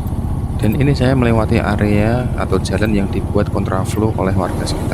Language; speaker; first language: Indonesian; native; Indonesian